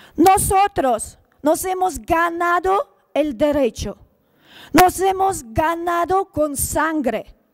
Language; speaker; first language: Spanish; non-native, fluent; Ukrainian